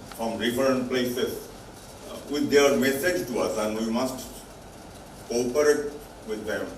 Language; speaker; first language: English; non-native, local second language; Bangla